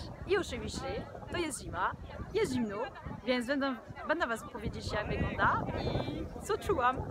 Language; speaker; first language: Polish; non-native, learner; French